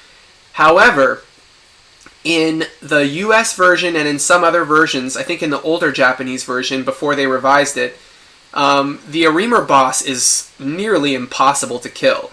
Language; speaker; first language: English; native; English